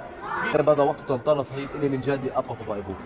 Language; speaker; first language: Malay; non-native, learner; Arabic